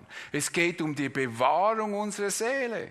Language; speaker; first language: German; native; German